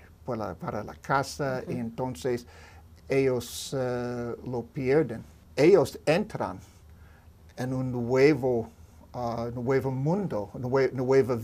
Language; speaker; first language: Spanish; non-native, learner; English